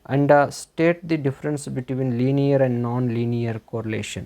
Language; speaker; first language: English; non-native, local second language; Kannada